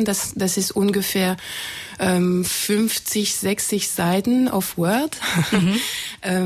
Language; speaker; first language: German; non-native, fluent; French